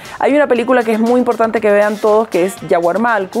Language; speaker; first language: Spanish; native; Spanish